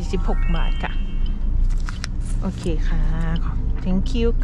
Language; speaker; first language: English; non-native, learner; Thai